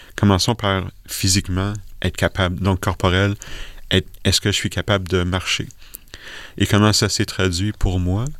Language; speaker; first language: French; native; French